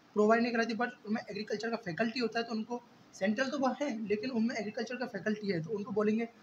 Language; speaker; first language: Hindi; native; Hindi